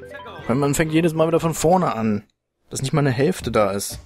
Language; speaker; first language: German; native; German